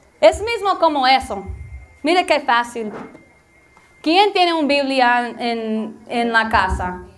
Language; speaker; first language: Spanish; non-native, learner; English